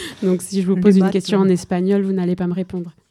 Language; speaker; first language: French; native; French